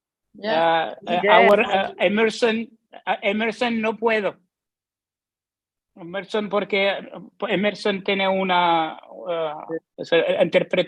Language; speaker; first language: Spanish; non-native, learner; French